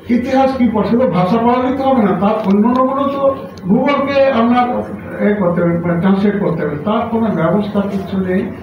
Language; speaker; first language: Bangla; non-native, local second language; Santali